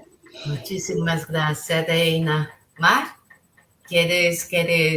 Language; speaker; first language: Spanish; non-native, local second language; Portuguese